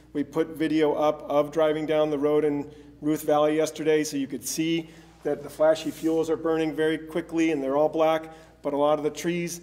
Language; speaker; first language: English; native; English